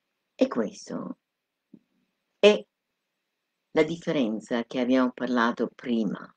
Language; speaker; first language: Italian; non-native, fluent; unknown